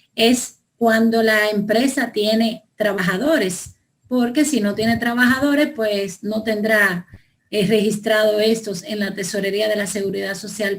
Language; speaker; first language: Spanish; native; Spanish